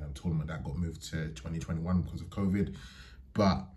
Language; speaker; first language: English; native; English